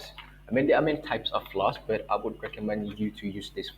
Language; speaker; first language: English; non-native, local second language; Malay